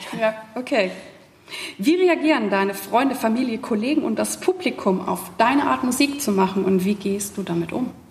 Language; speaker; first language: German; native; German